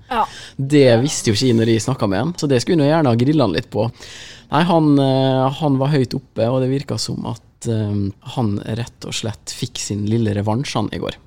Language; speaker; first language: Norwegian; native; Norwegian